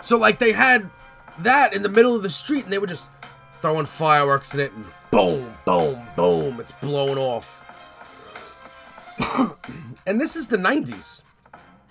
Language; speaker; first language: English; native; English